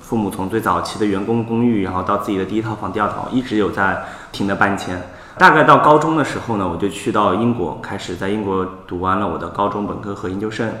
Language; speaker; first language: Chinese; native; Chinese